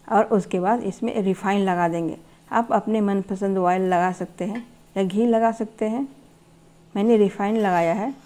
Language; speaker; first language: Hindi; native; Hindi